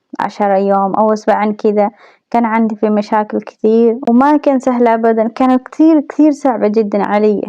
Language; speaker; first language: Arabic; non-native, fluent; Bangla